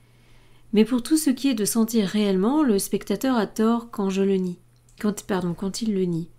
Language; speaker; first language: French; native; French